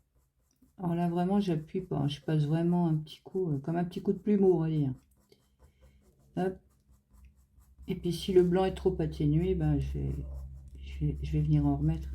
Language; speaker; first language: French; native; French